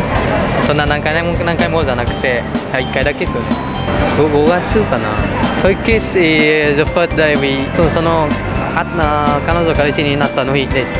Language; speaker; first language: Japanese; non-native, fluent; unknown